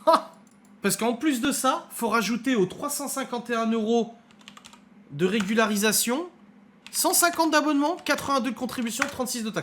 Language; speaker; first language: French; native; French